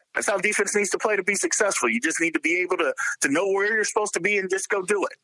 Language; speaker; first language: English; native; English